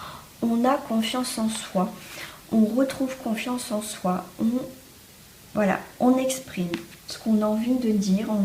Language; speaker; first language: French; native; French